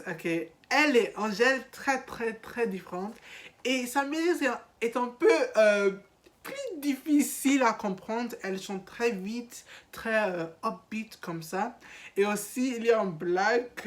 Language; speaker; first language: French; non-native, learner; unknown